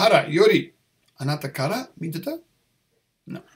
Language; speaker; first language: Japanese; non-native, learner; English